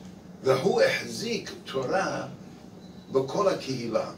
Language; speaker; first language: Hebrew; non-native, fluent; English